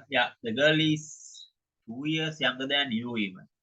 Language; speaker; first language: English; non-native, local second language; Sinhala